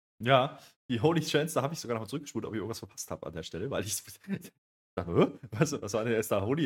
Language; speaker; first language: German; native; German